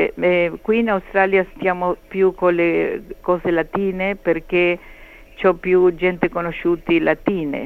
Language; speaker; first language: Italian; early bilingual, heritage; Spanish